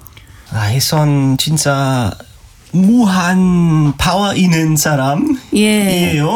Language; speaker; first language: Korean; non-native, learner; German